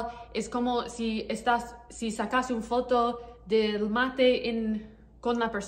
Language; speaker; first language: Spanish; non-native, learner; English